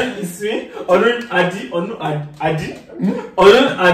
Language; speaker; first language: Turkish; non-native, fluent; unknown